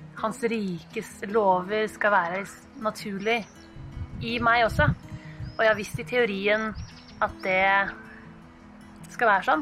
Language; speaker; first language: Norwegian; native; Norwegian